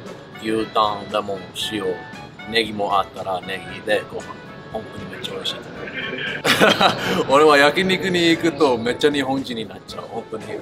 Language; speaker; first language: Japanese; early bilingual, heritage; English